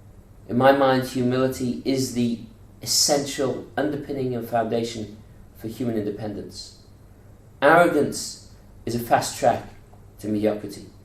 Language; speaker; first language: English; native; English